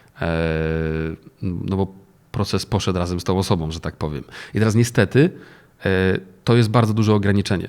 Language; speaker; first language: Polish; native; Polish